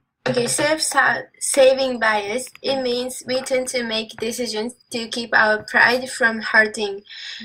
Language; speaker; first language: English; non-native, learner; Japanese